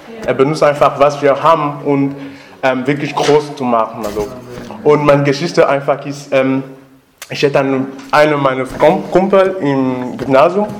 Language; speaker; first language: German; non-native, learner; French